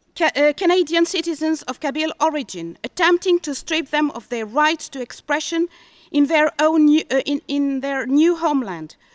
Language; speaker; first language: English; non-native, fluent; Kabyle